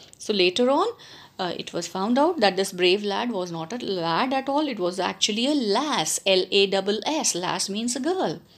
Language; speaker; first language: English; non-native, local second language; Punjabi